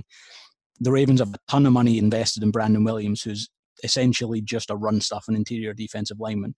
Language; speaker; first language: English; native; English